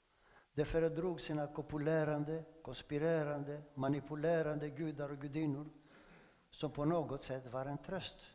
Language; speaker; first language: Swedish; non-native, fluent; Greek